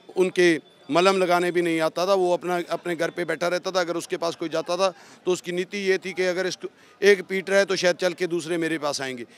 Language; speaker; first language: Hindi; non-native, local second language; Punjabi